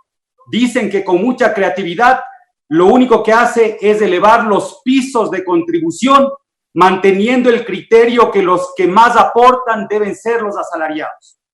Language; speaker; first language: Spanish; native; Spanish